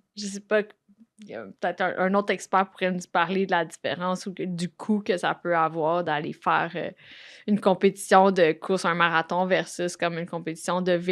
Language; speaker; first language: French; native; French